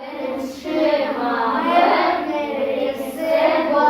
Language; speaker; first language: Kazakh; non-native, local second language; Russian